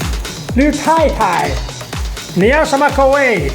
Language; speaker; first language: Chinese; non-native, fluent; Italian